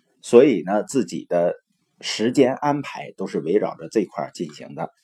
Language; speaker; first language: Chinese; native; Chinese